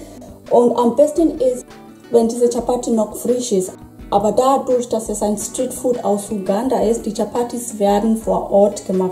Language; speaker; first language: German; non-native, fluent; Swahili